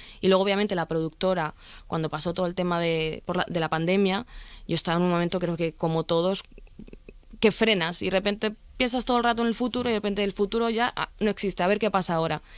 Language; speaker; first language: Spanish; early bilingual, other home language; Arabic